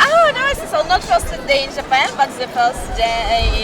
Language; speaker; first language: English; non-native, learner; Russian